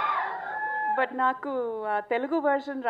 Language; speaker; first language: Telugu; non-native, local second language; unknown